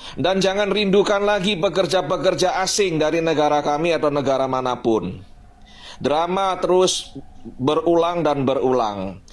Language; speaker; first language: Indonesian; native; Indonesian